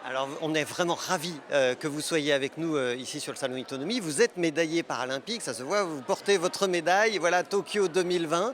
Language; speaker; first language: French; native; French